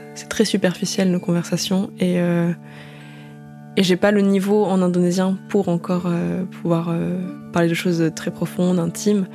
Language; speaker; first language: French; early bilingual, other home language; Indonesian